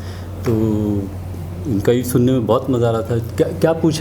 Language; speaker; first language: Hindi; native; Hindi